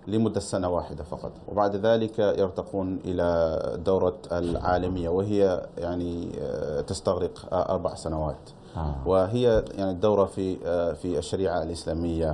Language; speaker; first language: Arabic; non-native, fluent; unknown